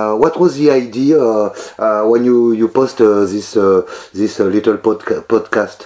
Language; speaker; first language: English; non-native, learner; French